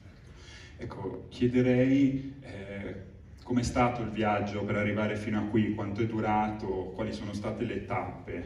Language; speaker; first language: Italian; native; Italian